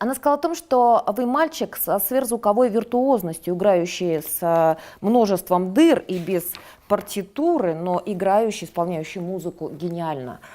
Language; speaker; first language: Russian; native; Russian